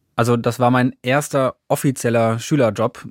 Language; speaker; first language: German; native; German